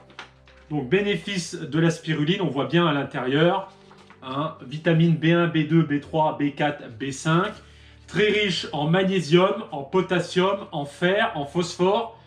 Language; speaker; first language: French; native; French